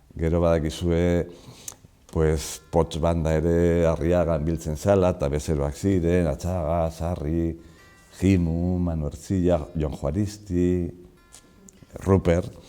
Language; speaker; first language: Basque; native; Basque